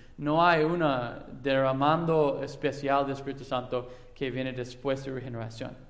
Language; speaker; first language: Spanish; non-native, fluent; English